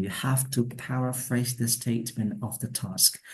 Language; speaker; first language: English; non-native, fluent; Indonesian